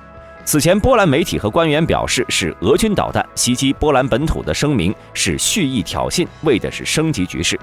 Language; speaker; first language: Chinese; native; Chinese